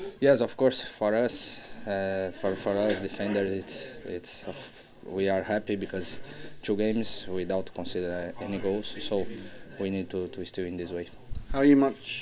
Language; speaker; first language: English; non-native, learner; Portuguese